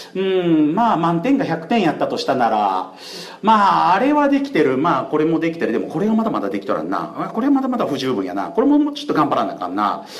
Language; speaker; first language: Japanese; native; Japanese